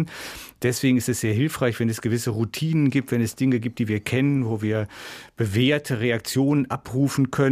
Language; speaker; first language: German; native; German